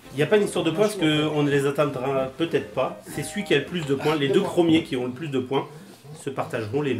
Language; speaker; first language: French; native; French